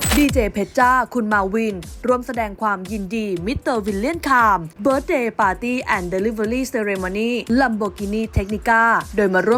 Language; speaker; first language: Thai; native; Thai